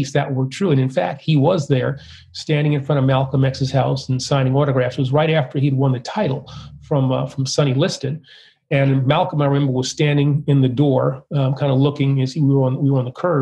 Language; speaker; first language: English; native; English